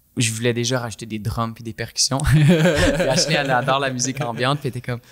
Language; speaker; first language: French; native; French